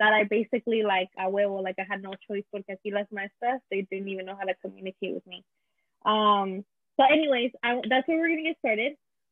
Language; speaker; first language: English; early bilingual, other home language; Spanish